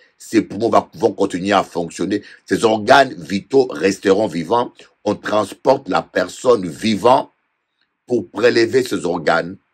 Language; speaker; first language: French; non-native, local second language; Lingala